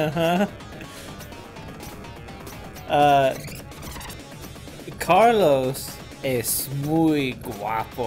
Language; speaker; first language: Spanish; non-native, learner; English